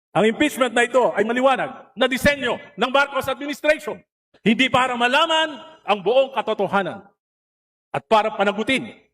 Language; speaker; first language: Filipino; native; Filipino